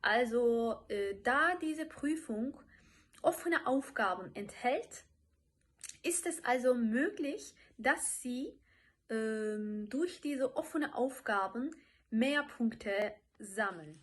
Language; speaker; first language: German; non-native, fluent; Turkish